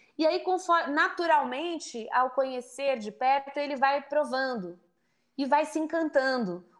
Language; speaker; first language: Portuguese; native; Portuguese